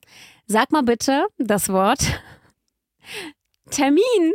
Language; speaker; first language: German; early bilingual, other home language; Russian